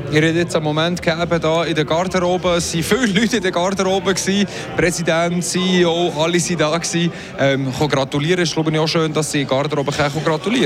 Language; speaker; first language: German; native; German